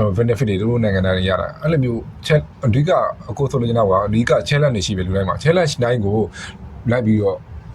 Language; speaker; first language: Burmese; native; Burmese